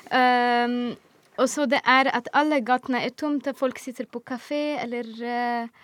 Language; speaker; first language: Norwegian; non-native, fluent; Arabic